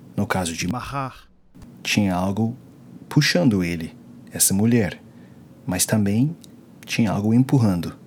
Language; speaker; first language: Portuguese; non-native, fluent; English